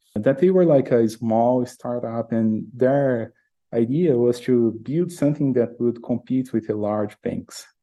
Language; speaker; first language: English; non-native, fluent; Portuguese